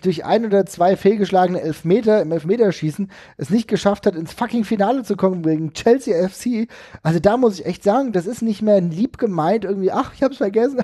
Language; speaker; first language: German; native; German